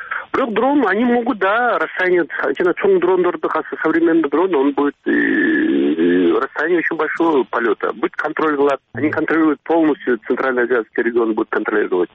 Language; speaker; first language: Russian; non-native, local second language; Kyrgyz